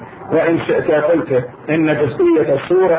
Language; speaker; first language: Arabic; native; Arabic